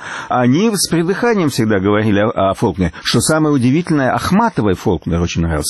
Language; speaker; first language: Russian; native; Russian